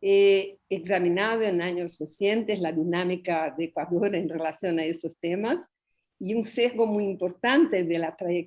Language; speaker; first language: Spanish; non-native, fluent; Portuguese